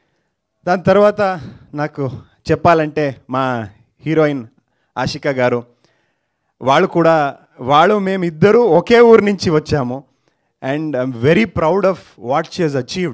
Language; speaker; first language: Telugu; non-native, learner; Kannada